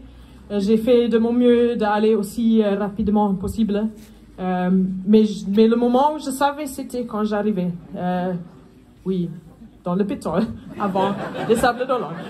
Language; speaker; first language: French; non-native, fluent; Afrikaans